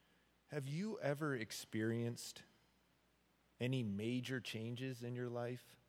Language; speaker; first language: English; native; English